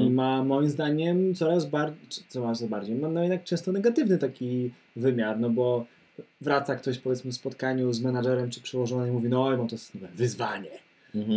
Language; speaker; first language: Polish; native; Polish